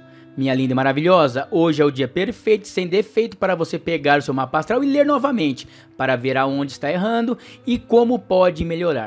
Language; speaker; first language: Portuguese; native; Portuguese